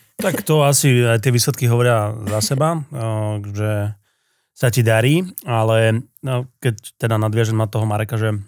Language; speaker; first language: Slovak; native; Slovak